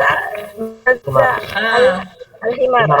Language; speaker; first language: Arabic; non-native, learner; Malay